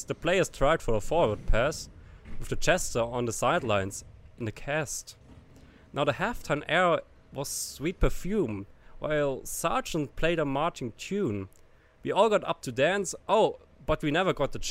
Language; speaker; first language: English; non-native, fluent; German